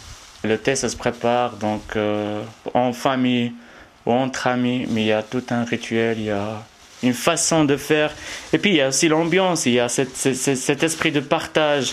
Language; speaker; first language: French; non-native, local second language; Arabic